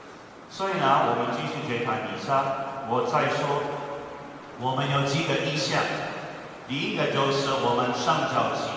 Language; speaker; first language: Chinese; non-native, fluent; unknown